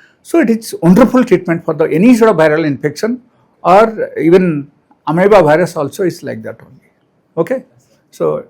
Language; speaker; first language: English; non-native, local second language; Telugu